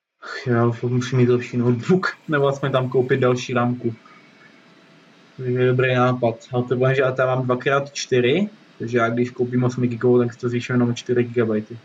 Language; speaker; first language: Czech; native; Czech